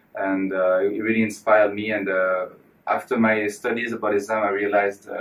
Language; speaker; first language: English; non-native, fluent; French